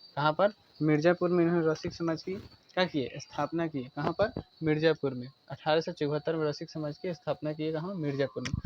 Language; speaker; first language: Hindi; native; Hindi